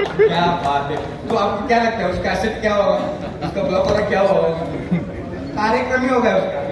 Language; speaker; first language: Hindi; non-native, local second language; Marathi